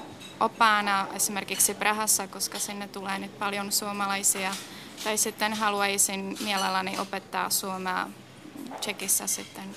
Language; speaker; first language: Finnish; non-native, fluent; Czech